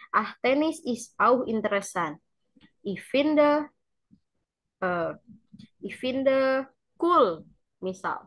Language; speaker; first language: German; non-native, learner; Indonesian